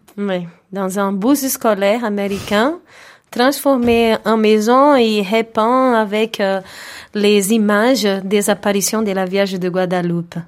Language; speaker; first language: French; non-native, fluent; Portuguese